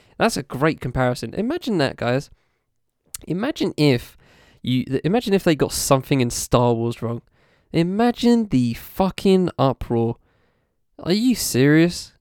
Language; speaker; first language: English; native; English